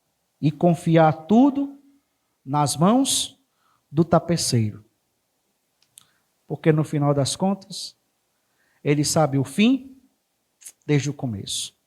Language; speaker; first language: Portuguese; native; Portuguese